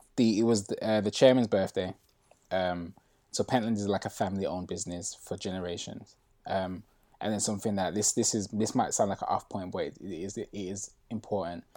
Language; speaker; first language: English; native; English